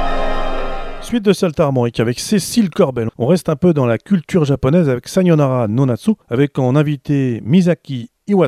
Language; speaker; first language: French; native; French